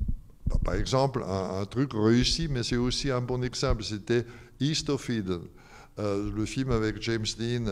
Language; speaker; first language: French; non-native, fluent; German